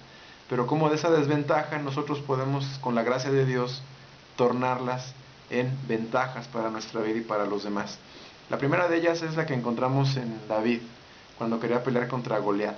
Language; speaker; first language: Spanish; native; Spanish